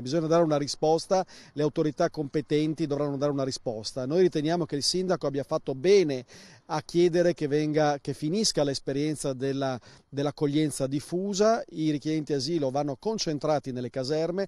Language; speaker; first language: Italian; native; Italian